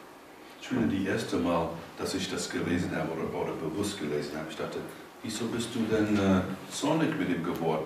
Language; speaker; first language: German; non-native, fluent; English